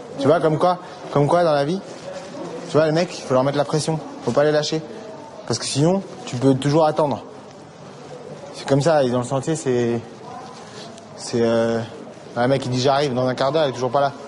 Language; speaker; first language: French; native; French